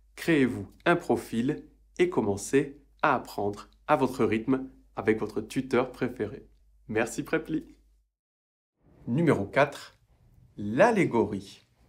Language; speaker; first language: French; native; French